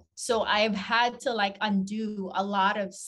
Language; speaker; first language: English; non-native, local second language; Filipino